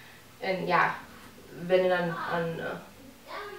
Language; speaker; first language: Dutch; non-native, fluent; Spanish